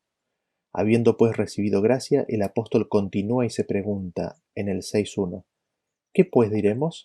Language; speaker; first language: Spanish; native; Spanish